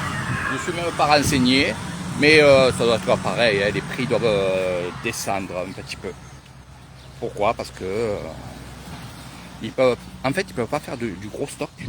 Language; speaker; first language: French; native; French